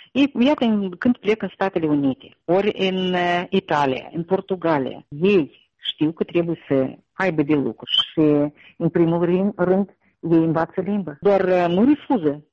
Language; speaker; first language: Romanian; non-native, local second language; Russian